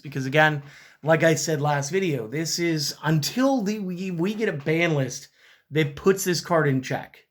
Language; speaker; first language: English; native; English